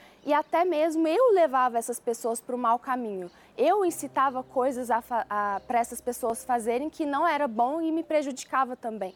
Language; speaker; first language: Portuguese; early bilingual, other home language; Chinese